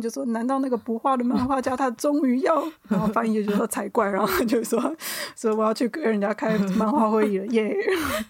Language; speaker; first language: Chinese; native; Chinese